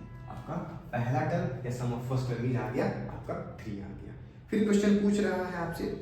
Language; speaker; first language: Hindi; native; Hindi